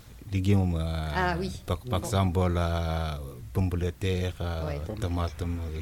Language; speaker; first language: French; non-native, learner; Arabic